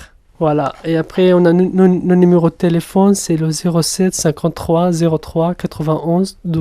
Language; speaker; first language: French; non-native, fluent; Kurdish